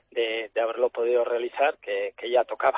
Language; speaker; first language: Spanish; native; Spanish